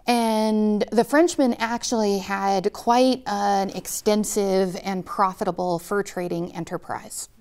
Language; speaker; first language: English; native; English